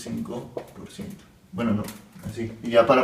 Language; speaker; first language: Spanish; native; Spanish